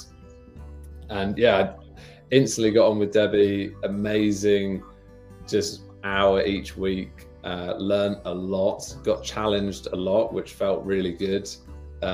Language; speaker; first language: English; native; English